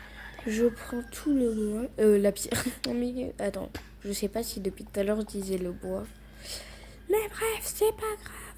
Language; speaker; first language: French; native; French